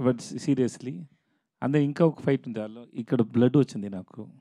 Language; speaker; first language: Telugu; non-native, learner; Tamil